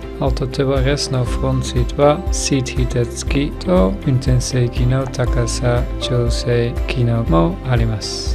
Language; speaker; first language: Japanese; non-native, learner; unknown